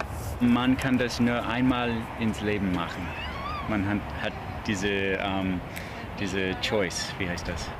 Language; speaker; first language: German; non-native, fluent; English